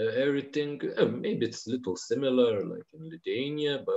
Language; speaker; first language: English; non-native, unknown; Lithuanian